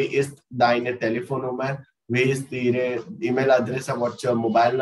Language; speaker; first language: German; non-native, learner; Hindi